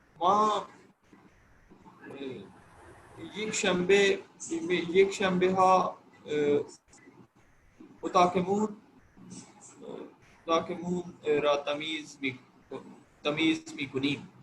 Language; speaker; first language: Persian; non-native, learner; Urdu